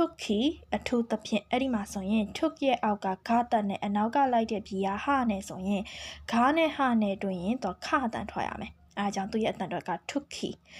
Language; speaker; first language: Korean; non-native, fluent; Burmese